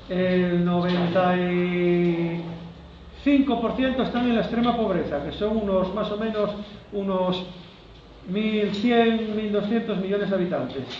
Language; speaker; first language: Spanish; native; Spanish